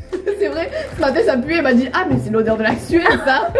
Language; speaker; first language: French; native; French